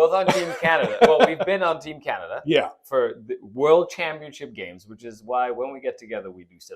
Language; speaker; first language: English; native; English